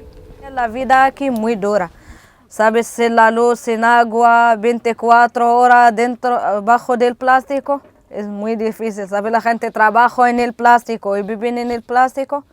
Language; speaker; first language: Spanish; non-native, learner; Arabic